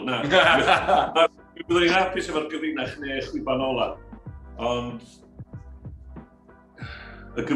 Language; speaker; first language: Welsh; native; Welsh